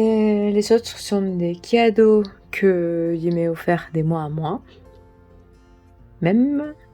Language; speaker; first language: French; non-native, learner; Spanish